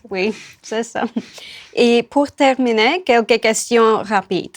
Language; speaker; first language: French; non-native, fluent; Czech